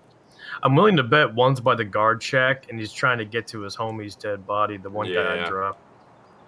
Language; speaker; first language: English; native; English